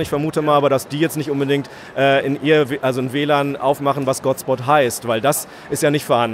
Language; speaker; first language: German; native; German